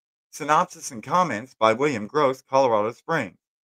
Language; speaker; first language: English; native; English